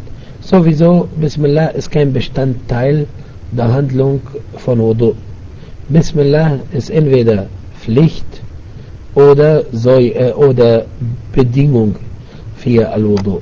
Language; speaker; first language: German; non-native, fluent; Arabic